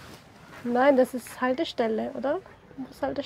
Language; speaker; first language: German; non-native, fluent; Filipino